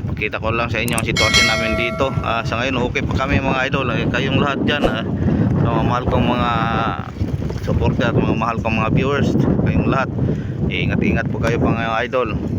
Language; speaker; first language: Filipino; non-native, local second language; Cebuano